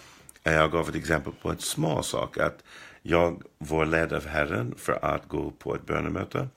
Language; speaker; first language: Swedish; non-native, fluent; English